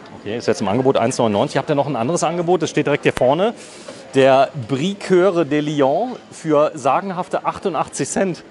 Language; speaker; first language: German; native; German